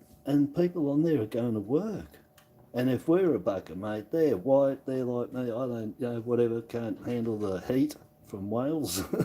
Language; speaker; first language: English; native; English